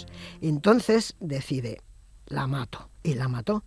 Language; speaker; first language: Spanish; native; Spanish